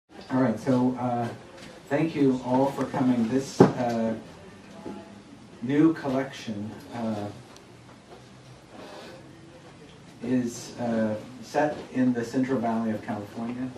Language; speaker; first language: English; native; English